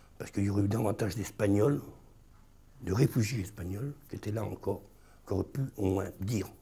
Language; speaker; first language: French; early bilingual, other home language; Spanish